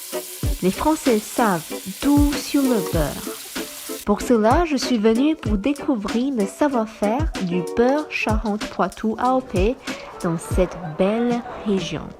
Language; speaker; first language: French; non-native, fluent; Chinese